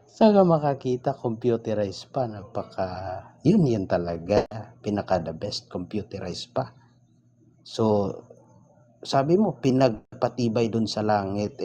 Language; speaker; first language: Filipino; non-native, local second language; Cebuano